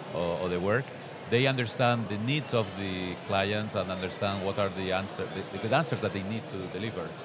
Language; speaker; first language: English; non-native, fluent; Spanish